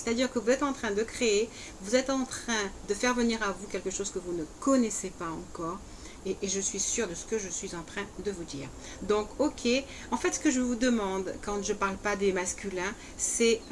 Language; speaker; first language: French; native; French